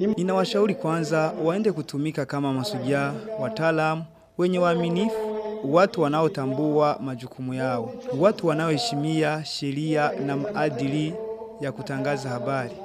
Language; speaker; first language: Swahili; non-native, local second language; Rundi